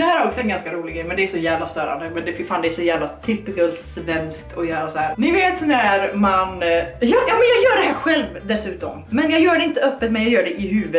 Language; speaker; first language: Swedish; native; Swedish